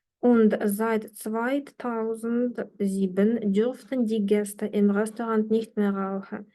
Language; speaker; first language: German; non-native, fluent; Ukrainian